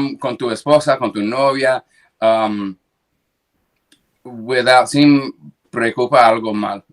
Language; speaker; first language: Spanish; early bilingual, heritage; English